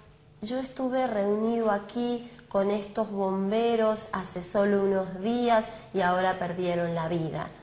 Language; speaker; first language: Spanish; native; Spanish